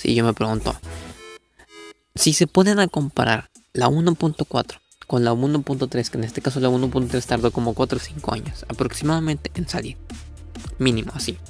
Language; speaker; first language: Spanish; native; Spanish